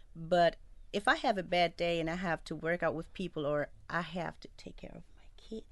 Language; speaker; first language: English; non-native, fluent; Arabic